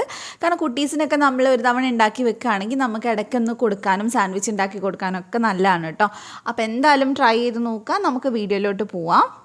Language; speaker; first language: Malayalam; native; Malayalam